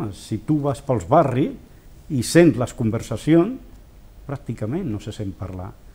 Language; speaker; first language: Catalan; non-native, local second language; Spanish